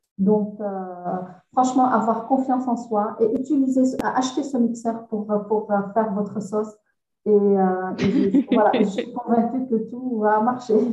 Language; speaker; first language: French; non-native, local second language; Arabic